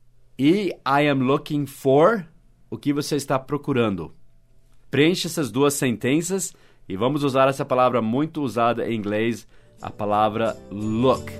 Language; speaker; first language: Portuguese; non-native, fluent; English